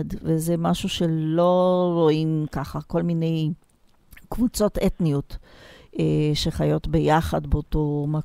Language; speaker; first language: Hebrew; non-native, fluent; Portuguese